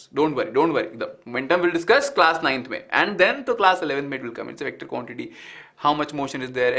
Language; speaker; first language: English; non-native, local second language; Hindi